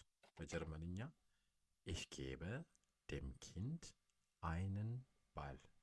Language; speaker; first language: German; non-native, learner; Amharic